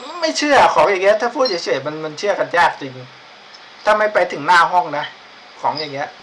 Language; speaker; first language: Thai; native; Thai